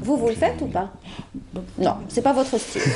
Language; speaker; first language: French; native; French